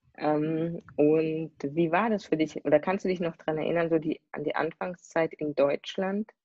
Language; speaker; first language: German; native; German